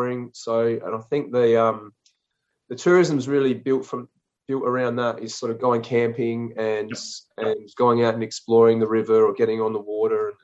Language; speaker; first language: English; native; English